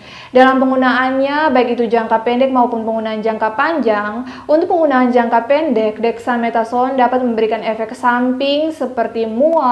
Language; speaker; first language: Indonesian; native; Indonesian